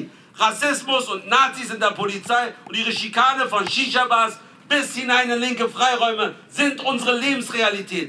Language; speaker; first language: German; native; German